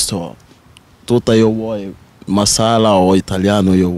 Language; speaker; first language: Italian; non-native, learner; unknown